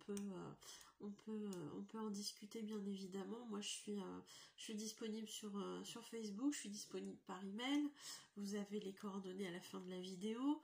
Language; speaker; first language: French; native; French